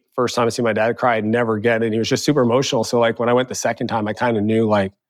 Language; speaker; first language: English; native; English